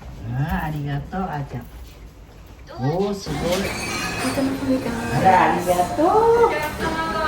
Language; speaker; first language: Japanese; native; Japanese